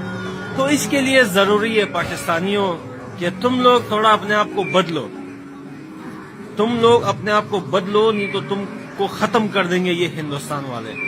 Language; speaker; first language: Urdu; non-native, fluent; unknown